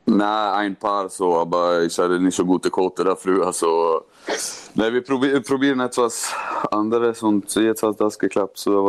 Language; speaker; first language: German; non-native, learner; Swedish